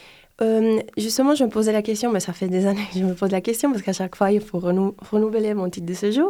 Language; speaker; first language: French; non-native, fluent; Spanish